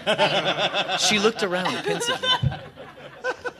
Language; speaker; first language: English; native; English